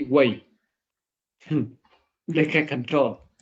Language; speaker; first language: English; non-native, learner; Vietnamese